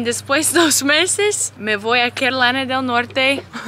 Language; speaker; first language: Spanish; non-native, learner; English